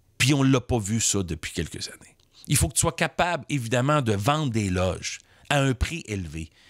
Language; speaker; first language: French; native; French